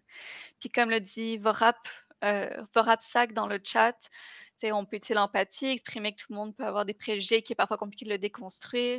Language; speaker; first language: French; native; French